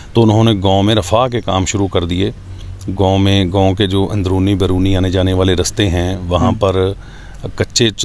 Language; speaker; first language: Urdu; native; Urdu